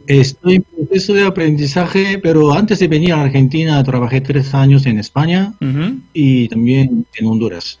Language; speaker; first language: Spanish; non-native, fluent; Japanese